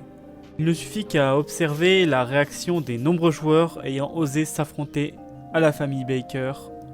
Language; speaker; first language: French; native; French